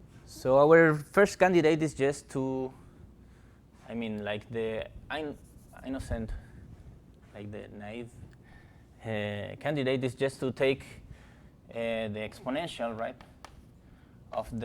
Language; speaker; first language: English; non-native, fluent; Spanish